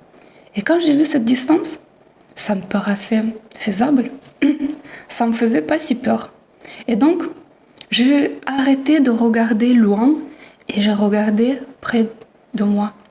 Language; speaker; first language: French; non-native, fluent; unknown